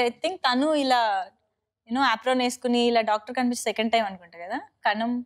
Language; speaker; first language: Telugu; native; Telugu